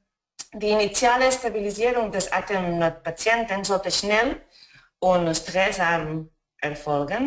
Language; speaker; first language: German; non-native, fluent; Spanish